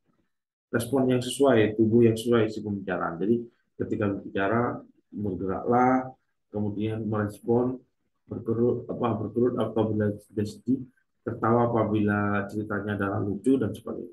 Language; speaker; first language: Indonesian; native; Indonesian